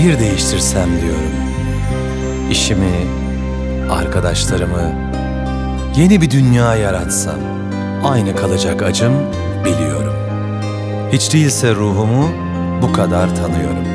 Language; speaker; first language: Turkish; native; Turkish